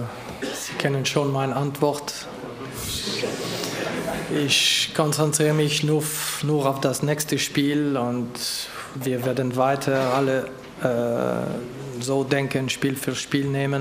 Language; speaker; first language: German; non-native, local second language; French